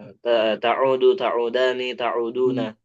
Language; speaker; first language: Arabic; non-native, learner; Indonesian